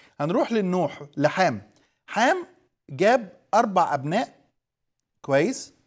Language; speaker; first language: Arabic; native; Arabic